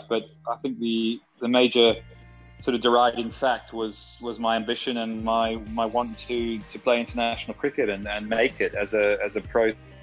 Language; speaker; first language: English; native; English